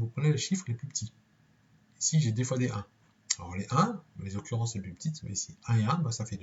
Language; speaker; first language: French; native; French